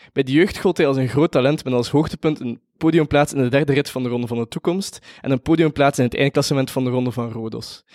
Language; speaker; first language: Dutch; native; Dutch